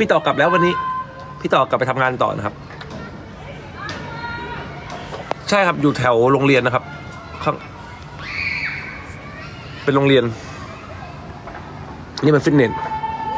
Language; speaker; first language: Thai; native; Thai